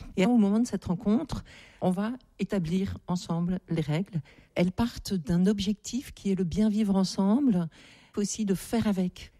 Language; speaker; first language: French; native; French